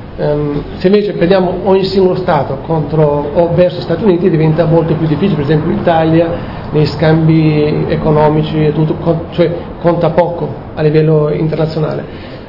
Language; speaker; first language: Italian; non-native, fluent; Albanian